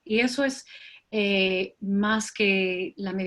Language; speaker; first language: Spanish; non-native, fluent; English